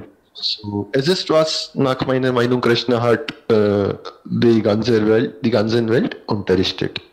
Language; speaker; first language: German; non-native, learner; Hindi